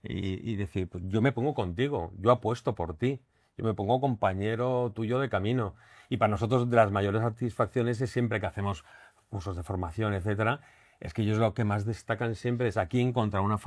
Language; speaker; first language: Spanish; native; Spanish